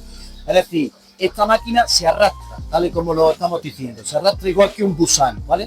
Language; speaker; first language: Spanish; native; Spanish